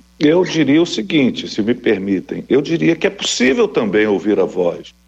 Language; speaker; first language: Portuguese; native; Portuguese